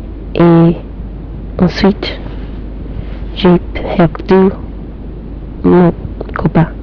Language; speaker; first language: French; non-native, learner; English